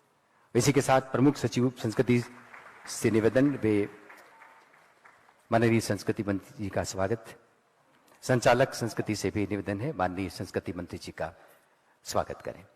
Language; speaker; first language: Hindi; native; Hindi